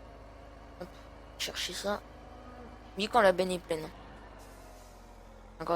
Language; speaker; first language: French; native; French